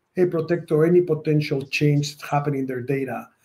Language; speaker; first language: English; non-native, fluent; Spanish